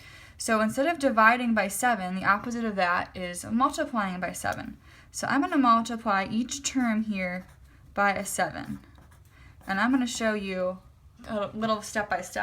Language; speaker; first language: English; native; English